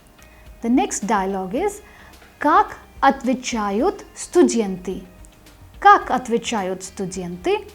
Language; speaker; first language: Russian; non-native, fluent; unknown